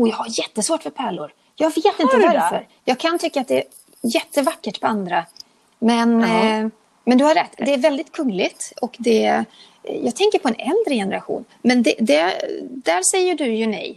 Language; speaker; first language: Swedish; native; Swedish